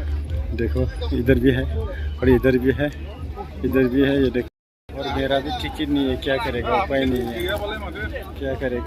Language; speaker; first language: Hindi; non-native, local second language; Bodo